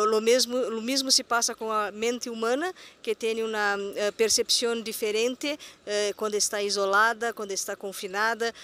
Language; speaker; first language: Spanish; non-native, learner; Portuguese